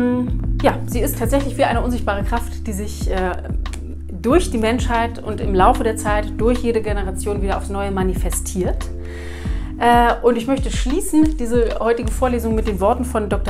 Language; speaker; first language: German; native; German